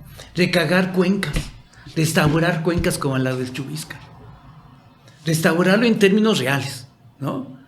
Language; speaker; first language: Spanish; native; Spanish